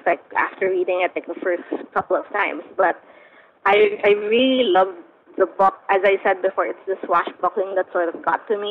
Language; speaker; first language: English; non-native, local second language; Filipino